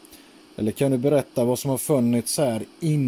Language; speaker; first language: Swedish; native; Swedish